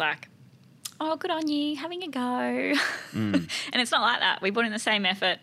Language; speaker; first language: English; native; English